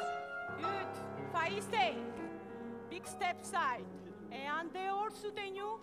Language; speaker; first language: English; non-native, learner; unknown